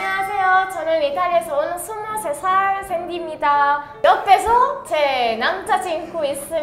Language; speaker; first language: Korean; non-native, learner; Italian